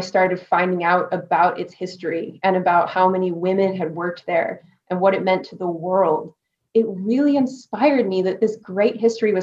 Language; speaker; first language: English; native; English